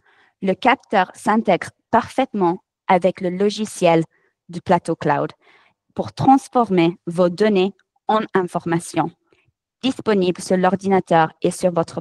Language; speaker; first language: French; non-native, fluent; English